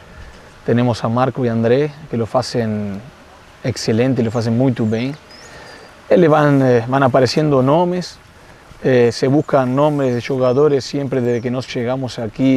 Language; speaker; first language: Portuguese; non-native, fluent; Spanish